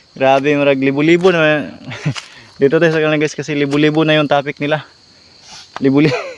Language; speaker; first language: Filipino; non-native, local second language; Cebuano